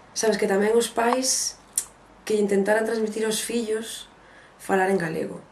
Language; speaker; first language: Galician; non-native, local second language; Spanish